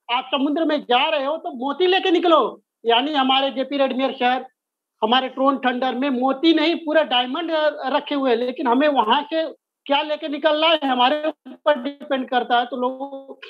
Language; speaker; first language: Hindi; native; Hindi